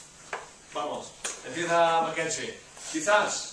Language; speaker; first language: Spanish; non-native, learner; English